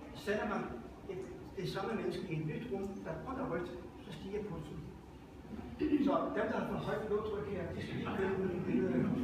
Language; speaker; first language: Danish; non-native, local second language; Faroese